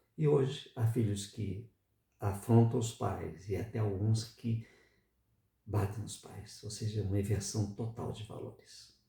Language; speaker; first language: Portuguese; native; Portuguese